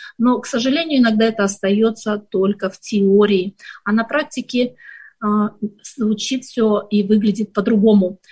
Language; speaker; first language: Russian; native; Russian